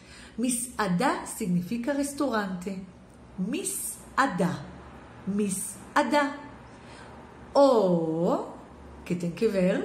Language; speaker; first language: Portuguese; non-native, fluent; Hebrew